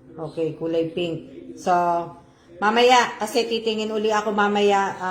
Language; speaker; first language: Filipino; non-native, local second language; Cebuano